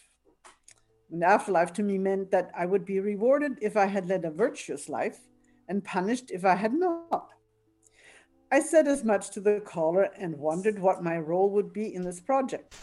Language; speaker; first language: English; non-native, fluent; German